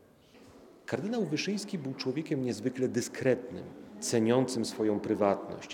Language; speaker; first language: Polish; native; Polish